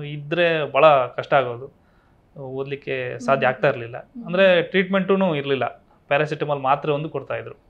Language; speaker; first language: Kannada; native; Kannada